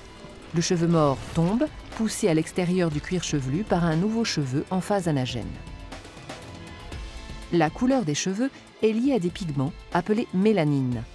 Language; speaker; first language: French; native; French